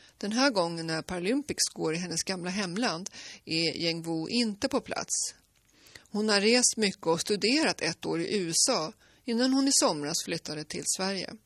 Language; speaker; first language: Swedish; native; Swedish